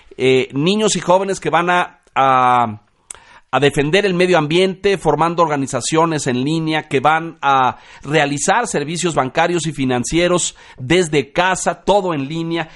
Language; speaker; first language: Spanish; native; Spanish